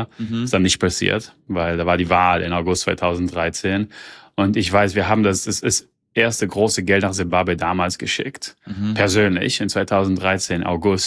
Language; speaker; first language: German; early bilingual, heritage; German